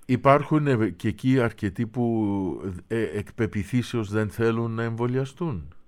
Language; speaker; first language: Greek; native; Greek